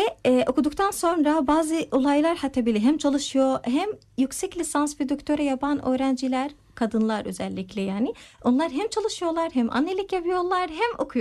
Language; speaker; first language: Turkish; non-native, learner; Arabic